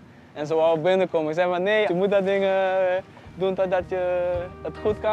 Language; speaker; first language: Dutch; non-native, local second language; Papiamento